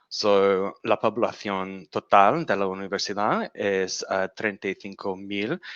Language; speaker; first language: Spanish; non-native, learner; English